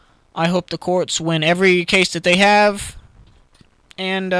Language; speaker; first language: English; native; English